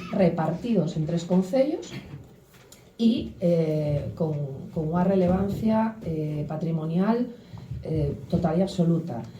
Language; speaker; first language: Galician; native; Galician